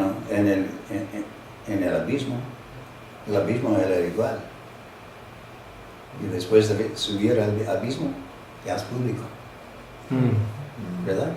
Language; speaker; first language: Spanish; non-native, fluent; English